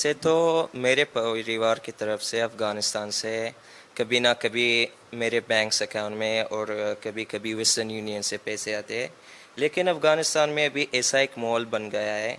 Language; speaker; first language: Hindi; non-native, fluent; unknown